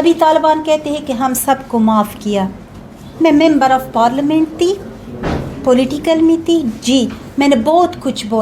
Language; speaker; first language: Hindi; non-native, learner; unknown